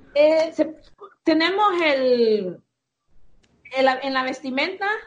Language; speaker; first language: Spanish; native; Spanish